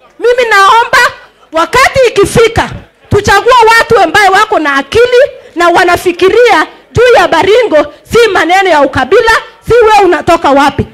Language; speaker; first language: Swahili; non-native, local second language; Kalenjin